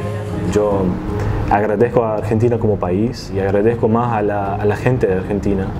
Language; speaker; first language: Spanish; non-native, fluent; Arabic